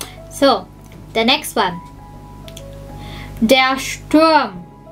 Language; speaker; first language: English; non-native, local second language; Filipino